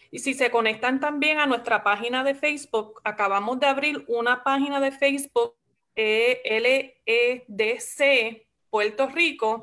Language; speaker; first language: Spanish; early bilingual, heritage; Spanish